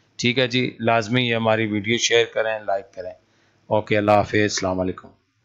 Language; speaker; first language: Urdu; non-native, local second language; Punjabi